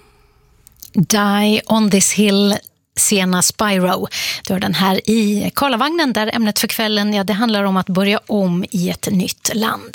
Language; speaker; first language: Swedish; native; Swedish